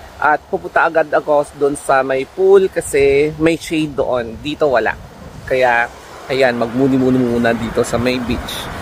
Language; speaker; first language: Filipino; non-native, local second language; Iloko